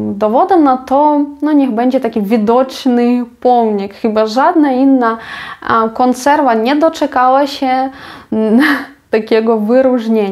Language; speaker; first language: Polish; non-native, fluent; Ukrainian